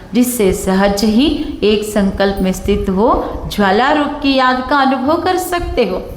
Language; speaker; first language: Hindi; non-native, local second language; Kannada